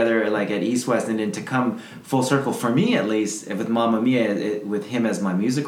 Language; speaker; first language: English; native; English